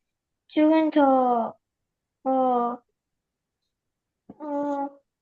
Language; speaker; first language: Korean; early bilingual, heritage; Korean